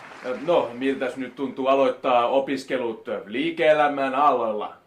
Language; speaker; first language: Finnish; native; Finnish